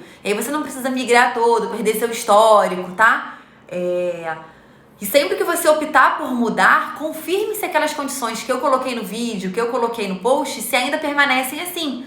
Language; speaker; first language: Portuguese; native; Portuguese